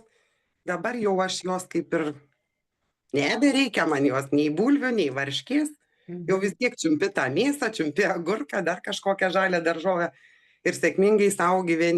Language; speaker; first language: Lithuanian; native; Lithuanian